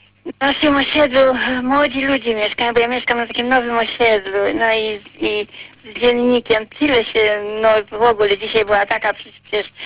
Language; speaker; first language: Polish; native; Polish